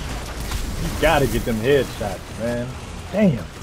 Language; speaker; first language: English; native; English